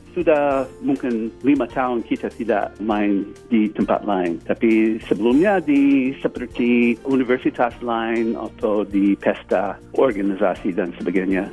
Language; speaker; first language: Indonesian; non-native, fluent; English